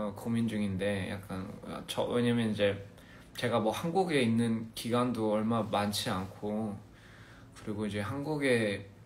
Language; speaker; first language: Korean; early bilingual, heritage; Korean